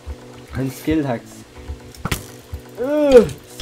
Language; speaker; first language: German; native; German